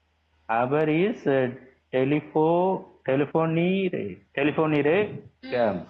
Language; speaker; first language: German; non-native, learner; Tamil